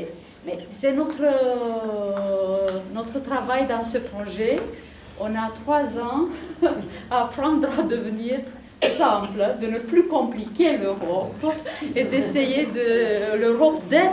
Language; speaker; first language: French; non-native, fluent; Italian